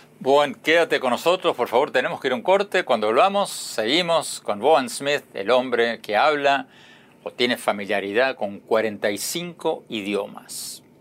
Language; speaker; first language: Spanish; native; Spanish